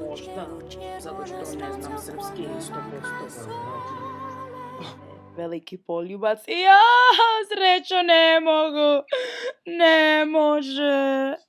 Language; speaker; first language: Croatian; non-native, learner; Spanish